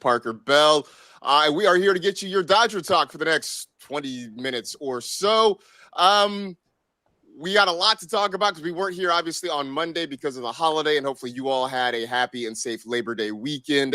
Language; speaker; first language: English; native; English